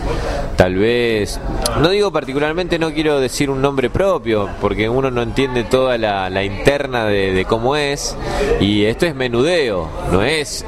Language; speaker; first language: Spanish; native; Spanish